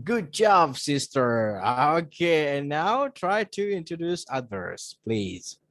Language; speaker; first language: English; non-native, fluent; Indonesian